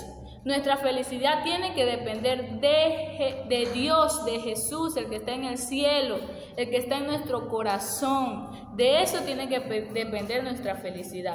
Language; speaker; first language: Spanish; native; Spanish